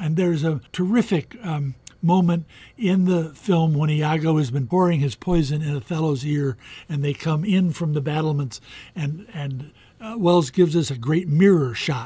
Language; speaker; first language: English; native; English